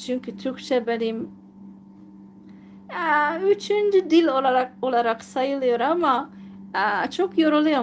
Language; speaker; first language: Turkish; non-native, fluent; Hungarian